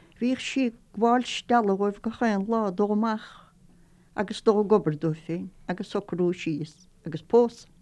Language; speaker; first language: Irish; native; Irish